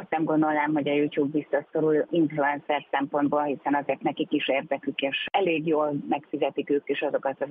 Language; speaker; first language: Hungarian; native; Hungarian